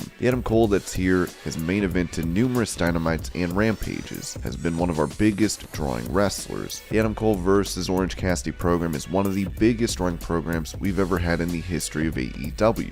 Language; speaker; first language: English; native; English